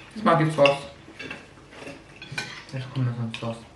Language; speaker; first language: Swedish; early bilingual, other home language; Thai